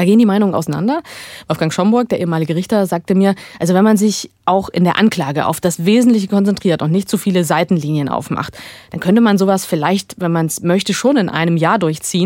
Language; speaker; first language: German; native; German